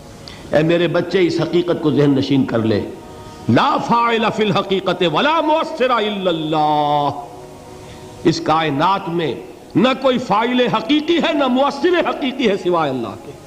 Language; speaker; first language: Urdu; native; Urdu